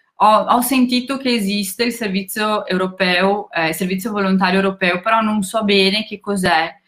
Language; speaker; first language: Italian; non-native, fluent; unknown